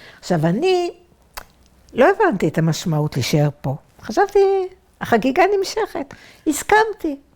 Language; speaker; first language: Hebrew; non-native, fluent; French